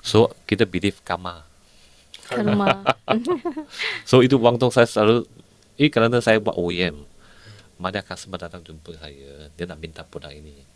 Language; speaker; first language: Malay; non-native, local second language; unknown